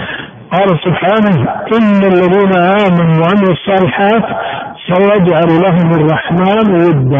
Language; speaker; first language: Arabic; native; Arabic